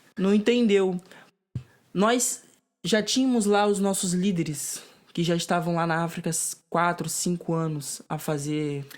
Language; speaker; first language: Portuguese; native; Portuguese